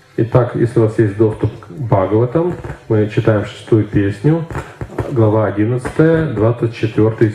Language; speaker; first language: Russian; native; Russian